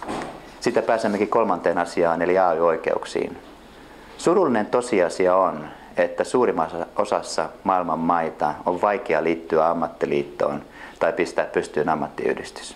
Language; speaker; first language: Finnish; native; Finnish